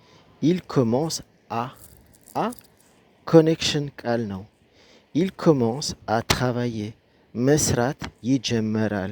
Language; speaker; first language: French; non-native, fluent; Amharic